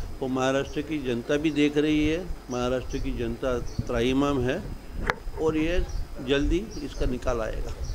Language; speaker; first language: Hindi; non-native, local second language; Gujarati